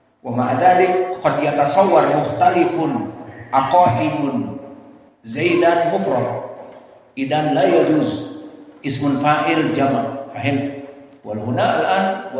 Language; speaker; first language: Arabic; non-native, learner; Indonesian